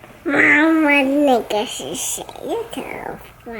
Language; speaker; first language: Chinese; early bilingual, heritage; Chinese